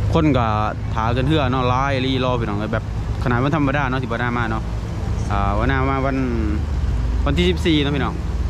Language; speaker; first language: Thai; native; Thai